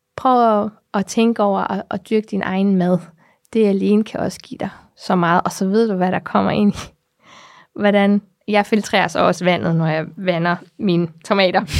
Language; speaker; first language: Danish; early bilingual, heritage; Danish